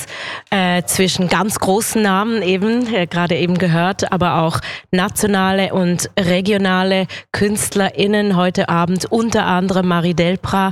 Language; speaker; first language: German; native; German